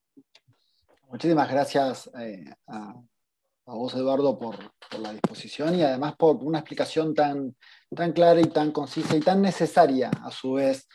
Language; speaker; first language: Spanish; native; Spanish